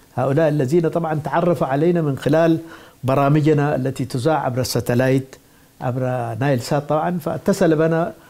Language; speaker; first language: Arabic; non-native, fluent; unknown